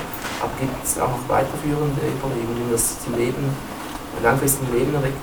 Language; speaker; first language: German; native; German